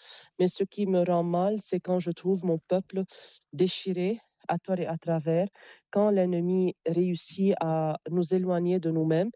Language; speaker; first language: French; non-native, local second language; Arabic